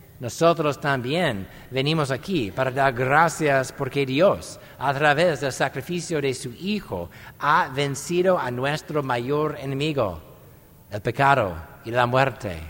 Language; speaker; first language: Spanish; non-native, fluent; English